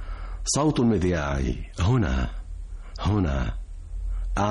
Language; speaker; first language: Arabic; native; Arabic